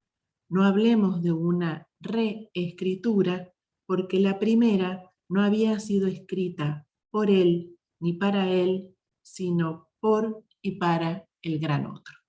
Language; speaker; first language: Spanish; native; Spanish